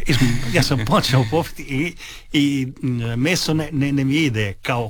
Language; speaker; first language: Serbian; early bilingual, heritage; Italian